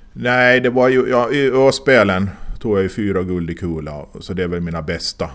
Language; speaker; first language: Swedish; native; Swedish